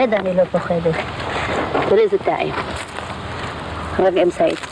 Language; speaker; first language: Hebrew; non-native, fluent; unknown